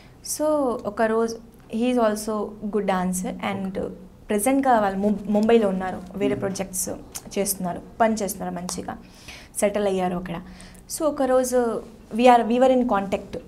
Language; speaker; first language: Telugu; non-native, learner; Hindi